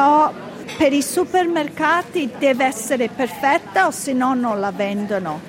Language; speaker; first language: Italian; early bilingual, heritage; Italian